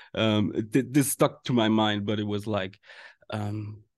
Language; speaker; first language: English; non-native, fluent; German